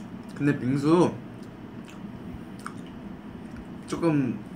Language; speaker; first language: Korean; non-native, fluent; English